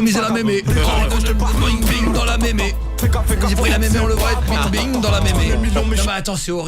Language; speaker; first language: French; native; French